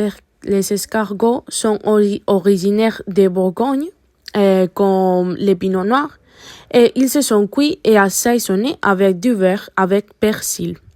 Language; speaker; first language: French; non-native, learner; Spanish